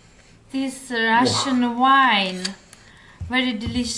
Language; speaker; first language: English; non-native, learner; Russian